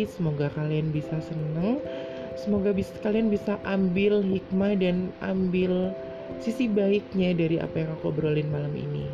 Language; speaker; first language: Indonesian; native; Indonesian